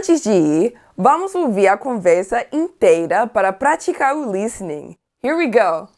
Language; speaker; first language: Portuguese; non-native, fluent; English